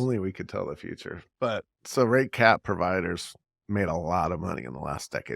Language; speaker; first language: English; native; English